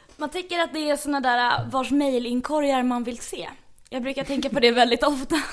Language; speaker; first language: Swedish; native; Swedish